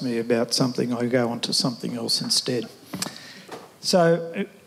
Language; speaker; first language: English; native; English